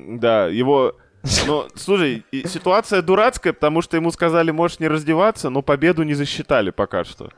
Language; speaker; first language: Russian; native; Russian